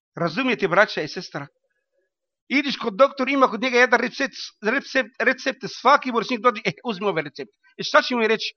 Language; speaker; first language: Bosnian; non-native, learner; Arabic